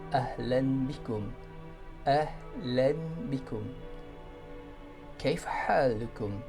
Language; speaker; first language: Arabic; non-native, fluent; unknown